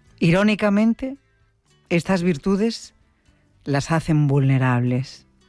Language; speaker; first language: Spanish; native; Spanish